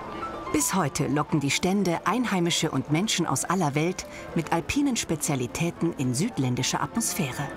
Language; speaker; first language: German; native; German